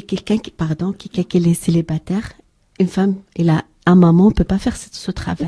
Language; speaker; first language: French; non-native, learner; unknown